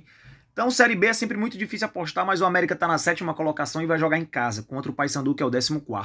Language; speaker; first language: Portuguese; native; Portuguese